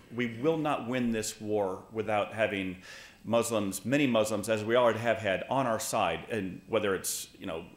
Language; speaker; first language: English; native; English